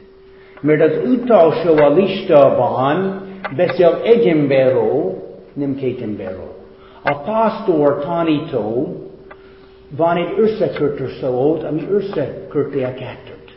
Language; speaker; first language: Hungarian; non-native, fluent; English